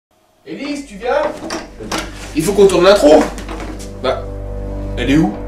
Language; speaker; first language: French; native; French